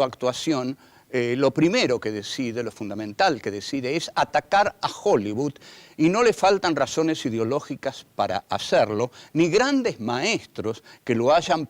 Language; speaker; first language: Spanish; native; Spanish